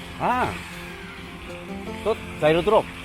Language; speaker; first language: Russian; non-native, learner; Korean